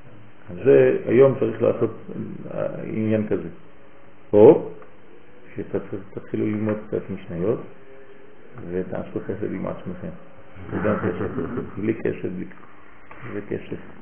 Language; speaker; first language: Hebrew; non-native, fluent; French